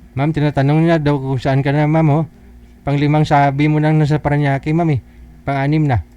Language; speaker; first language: Filipino; native; Filipino